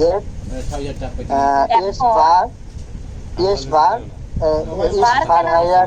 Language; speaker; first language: German; non-native, learner; Bangla